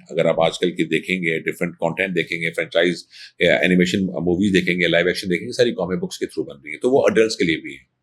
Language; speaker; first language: Urdu; native; Urdu